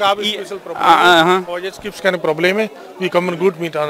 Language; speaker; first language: German; non-native, fluent; Punjabi